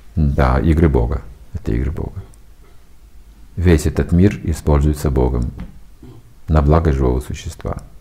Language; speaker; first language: Russian; native; Russian